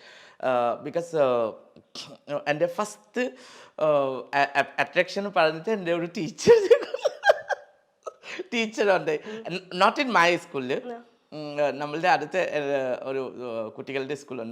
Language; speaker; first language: Malayalam; non-native, local second language; Assamese